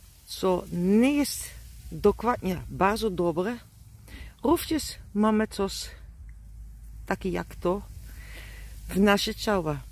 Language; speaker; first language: Polish; non-native, learner; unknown